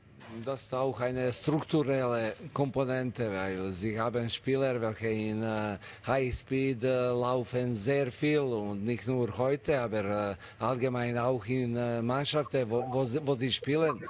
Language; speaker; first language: German; non-native, fluent; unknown